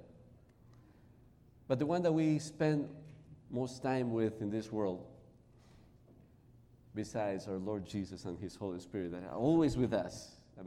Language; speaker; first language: English; non-native, fluent; Spanish